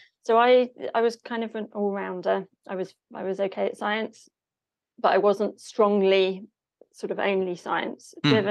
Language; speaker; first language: English; native; English